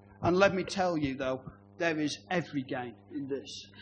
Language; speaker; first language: English; native; English